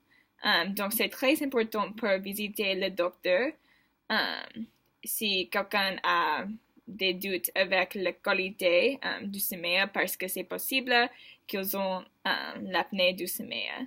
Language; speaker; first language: French; non-native, learner; English